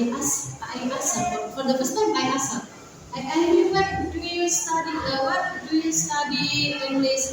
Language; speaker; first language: English; non-native, learner; Indonesian